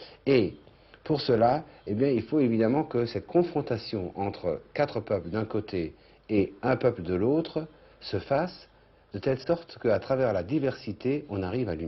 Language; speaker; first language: French; native; French